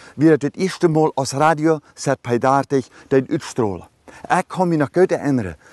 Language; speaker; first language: German; early bilingual, other home language; Low German